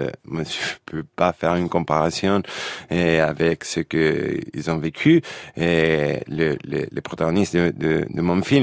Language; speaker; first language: French; non-native, fluent; Spanish